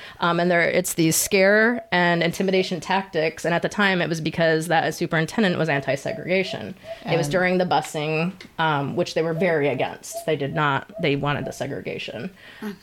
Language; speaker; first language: English; native; English